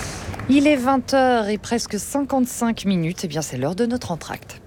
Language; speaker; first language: French; native; French